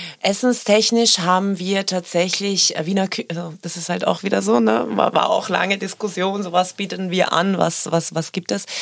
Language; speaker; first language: German; early bilingual, other home language; Persian